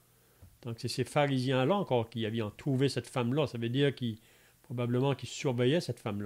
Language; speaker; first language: French; native; French